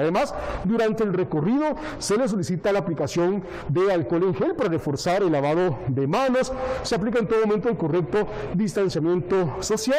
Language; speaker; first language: Spanish; native; Spanish